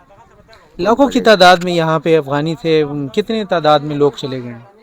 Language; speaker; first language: Urdu; native; Urdu